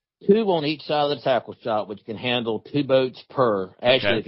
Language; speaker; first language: English; native; English